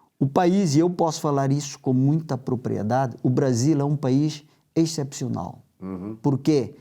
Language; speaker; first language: Portuguese; native; Portuguese